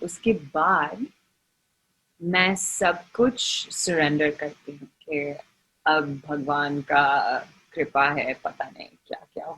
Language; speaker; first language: Hindi; non-native, learner; English